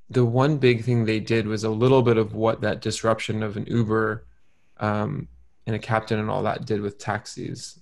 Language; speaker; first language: English; native; English